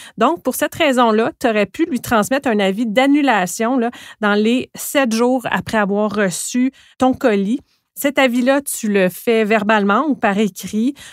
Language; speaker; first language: French; native; French